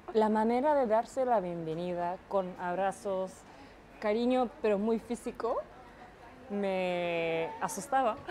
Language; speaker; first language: Spanish; non-native, fluent; Japanese